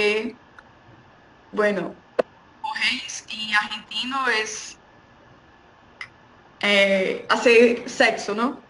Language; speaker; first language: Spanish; non-native, fluent; Portuguese